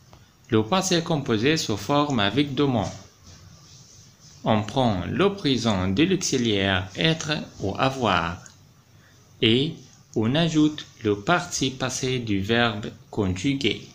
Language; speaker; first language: French; non-native, fluent; Arabic